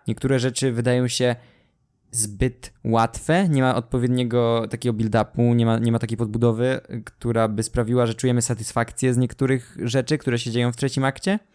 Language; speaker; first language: Polish; native; Polish